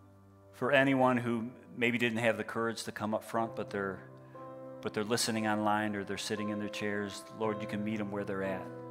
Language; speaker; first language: English; native; English